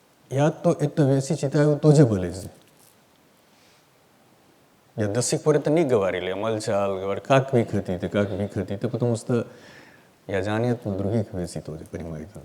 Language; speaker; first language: Russian; non-native, learner; Hindi